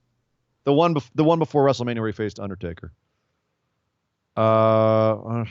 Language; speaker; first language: English; native; English